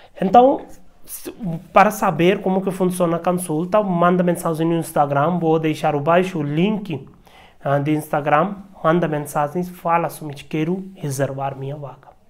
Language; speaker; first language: Portuguese; non-native, learner; Hindi